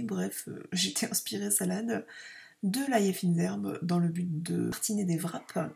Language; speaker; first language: French; native; French